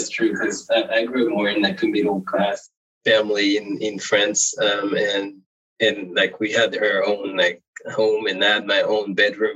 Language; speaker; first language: English; non-native, fluent; French